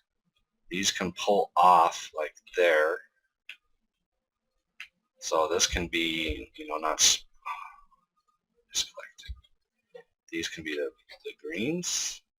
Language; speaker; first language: English; native; English